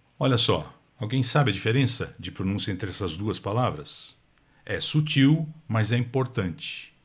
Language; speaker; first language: Portuguese; native; Portuguese